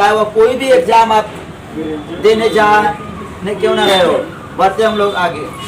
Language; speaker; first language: Hindi; native; Hindi